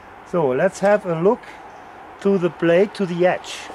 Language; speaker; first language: English; non-native, fluent; German